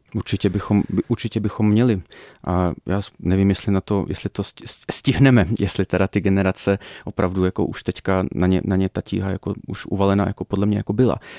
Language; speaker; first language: Czech; early bilingual, other home language; Russian